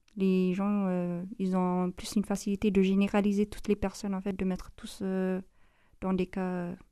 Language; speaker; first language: French; non-native, fluent; Amharic